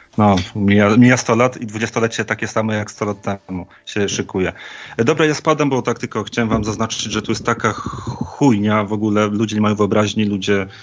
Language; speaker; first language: Polish; native; Polish